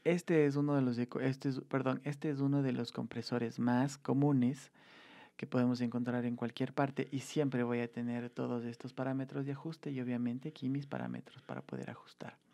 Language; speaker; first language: Spanish; native; Spanish